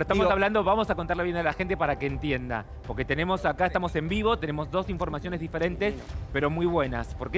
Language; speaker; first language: Spanish; native; Spanish